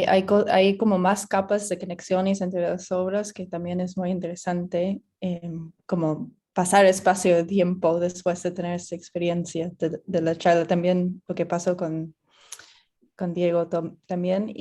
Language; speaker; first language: Spanish; non-native, fluent; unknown